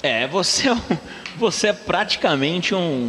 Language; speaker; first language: Portuguese; native; Portuguese